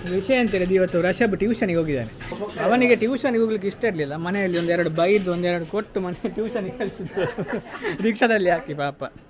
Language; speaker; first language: Kannada; non-native, local second language; Tulu